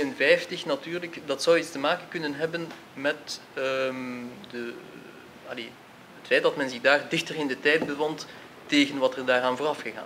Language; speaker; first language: Dutch; native; Dutch